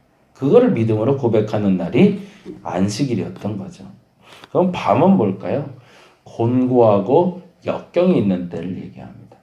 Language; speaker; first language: Korean; native; Korean